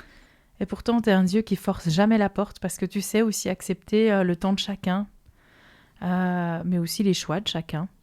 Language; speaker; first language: French; native; French